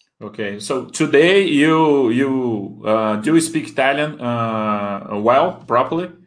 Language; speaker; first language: English; non-native, fluent; Portuguese